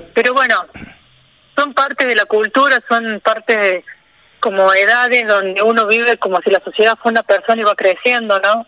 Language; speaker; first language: Spanish; native; Spanish